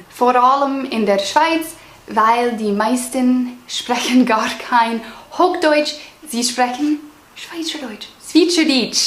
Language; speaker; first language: German; non-native, learner; English